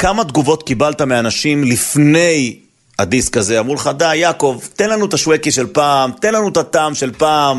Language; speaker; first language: Hebrew; native; Hebrew